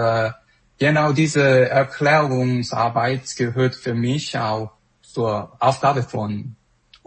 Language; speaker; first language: German; non-native, fluent; Korean